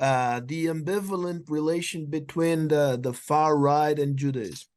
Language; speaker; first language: English; non-native, fluent; Portuguese